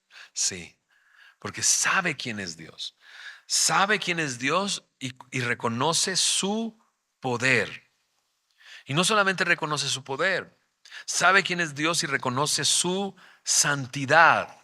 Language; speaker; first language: Spanish; native; Spanish